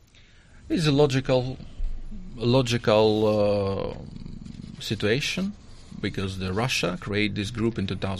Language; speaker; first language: English; non-native, learner; Russian